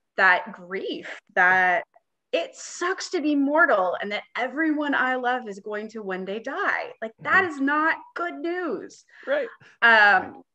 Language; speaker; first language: English; native; English